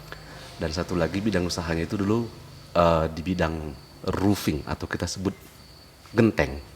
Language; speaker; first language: Indonesian; native; Indonesian